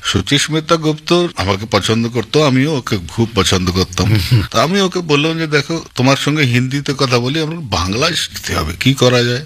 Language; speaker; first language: Bangla; non-native, fluent; Hindi